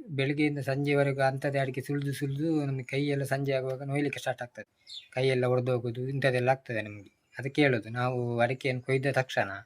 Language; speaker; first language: Kannada; non-native, local second language; Tulu